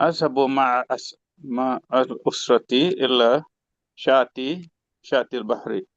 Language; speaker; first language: Arabic; non-native, learner; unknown